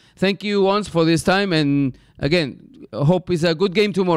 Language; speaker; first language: English; non-native, fluent; Spanish